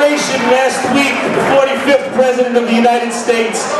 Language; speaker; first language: English; native; English